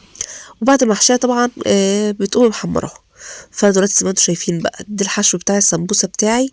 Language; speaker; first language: Arabic; native; Arabic